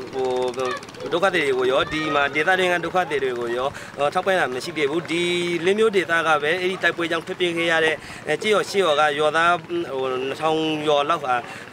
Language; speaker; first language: Burmese; native; Burmese